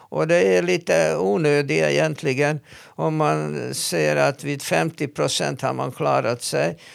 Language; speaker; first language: Swedish; non-native, fluent; Hungarian